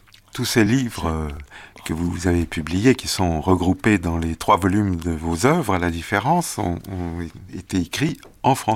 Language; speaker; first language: French; native; French